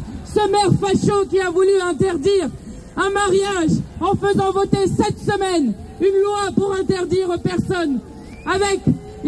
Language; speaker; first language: French; native; French